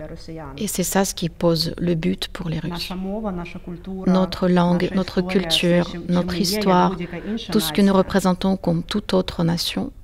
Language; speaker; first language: French; non-native, fluent; Ukrainian